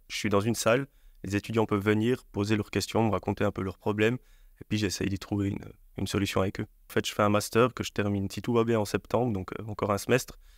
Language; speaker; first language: French; native; French